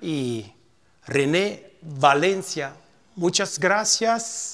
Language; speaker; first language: Spanish; non-native, fluent; Papiamento